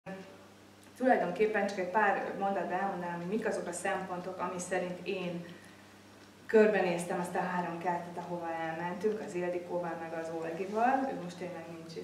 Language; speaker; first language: Hungarian; native; Hungarian